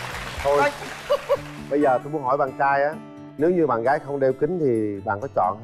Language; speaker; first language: Vietnamese; native; Vietnamese